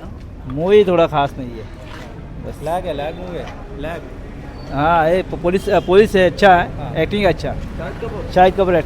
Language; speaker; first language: Hindi; non-native, local second language; Malayalam